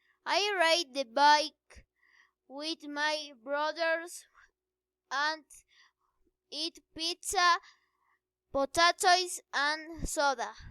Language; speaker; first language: English; non-native, learner; Spanish